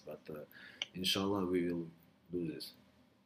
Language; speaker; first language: English; non-native, learner; Russian